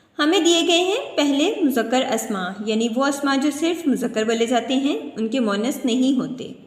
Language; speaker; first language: Urdu; native; Urdu